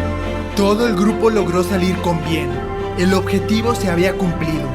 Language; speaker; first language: Spanish; native; Spanish